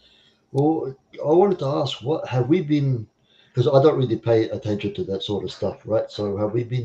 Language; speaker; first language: English; native; English